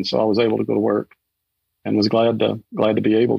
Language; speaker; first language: English; native; English